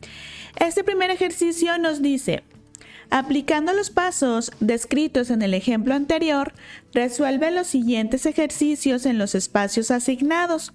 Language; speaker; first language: Spanish; native; Spanish